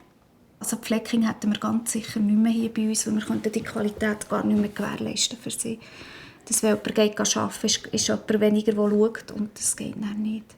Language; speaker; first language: German; native; German